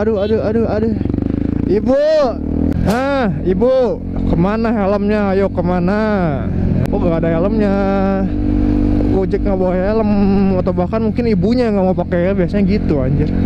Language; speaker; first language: Indonesian; native; Indonesian